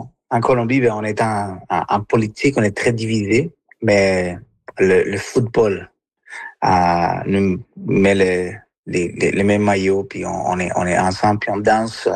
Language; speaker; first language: French; non-native, fluent; Spanish